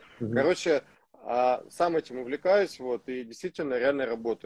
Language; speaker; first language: Russian; native; Russian